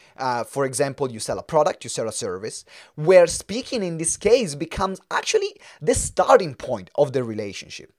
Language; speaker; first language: English; non-native, fluent; Italian